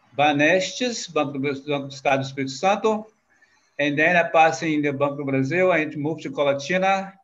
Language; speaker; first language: English; non-native, learner; Portuguese